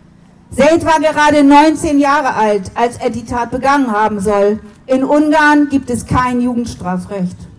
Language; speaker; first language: German; native; German